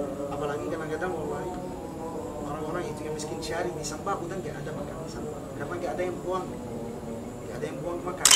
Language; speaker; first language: Indonesian; non-native, fluent; Arabic